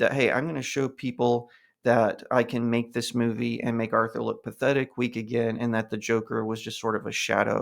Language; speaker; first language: English; native; English